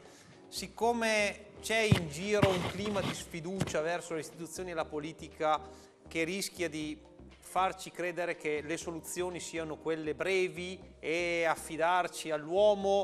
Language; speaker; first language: Italian; native; Italian